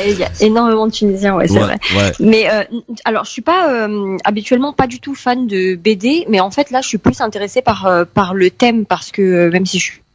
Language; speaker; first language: French; early bilingual, heritage; French